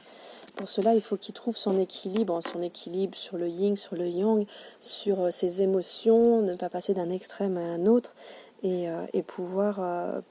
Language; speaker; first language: French; native; French